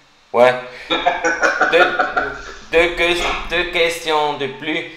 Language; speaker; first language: French; non-native, learner; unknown